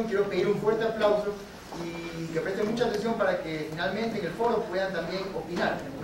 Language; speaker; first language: Spanish; native; Spanish